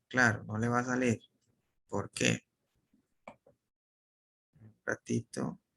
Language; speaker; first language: Spanish; native; Spanish